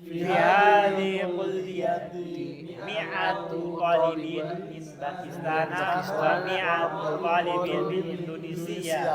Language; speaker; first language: Arabic; non-native, learner; Indonesian